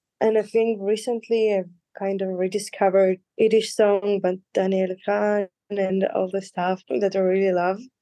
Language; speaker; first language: English; non-native, fluent; Russian